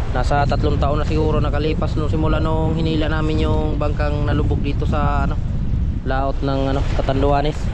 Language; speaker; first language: Filipino; non-native, local second language; Masbatenyo